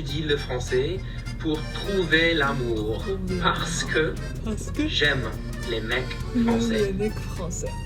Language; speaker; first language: French; non-native, fluent; English